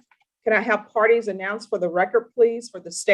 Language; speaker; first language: English; native; English